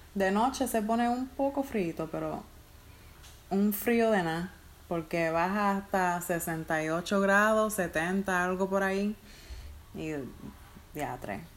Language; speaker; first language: Spanish; early bilingual, heritage; Spanish